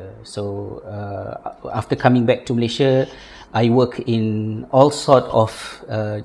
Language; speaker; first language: English; non-native, local second language; Malay